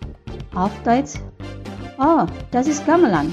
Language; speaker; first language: German; non-native, fluent; Indonesian